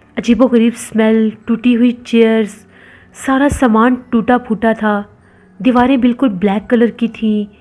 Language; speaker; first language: Urdu; native; Urdu